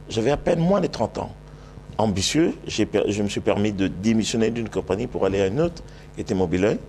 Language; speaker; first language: French; non-native, local second language; Lingala